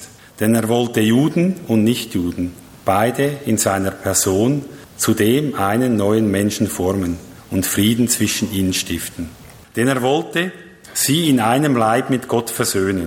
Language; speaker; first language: German; native; German